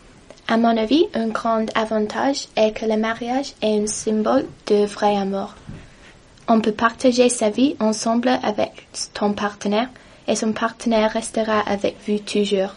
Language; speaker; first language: French; non-native, learner; English